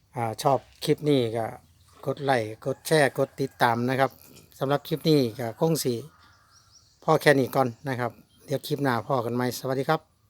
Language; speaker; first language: Thai; native; Thai